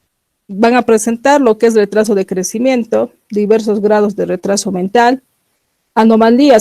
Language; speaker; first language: Spanish; native; Spanish